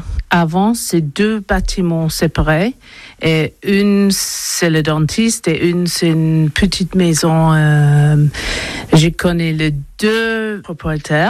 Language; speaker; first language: French; non-native, learner; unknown